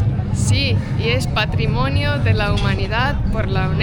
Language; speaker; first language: Spanish; non-native, fluent; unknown